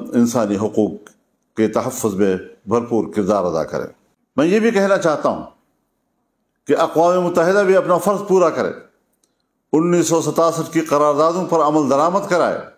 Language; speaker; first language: Urdu; non-native, local second language; Pashto